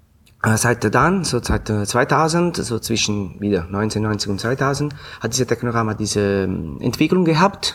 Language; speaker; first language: German; non-native, fluent; Italian